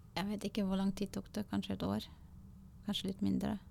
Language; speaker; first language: Norwegian; non-native, fluent; German